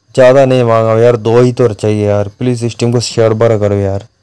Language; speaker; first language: Hindi; non-native, local second language; Bangla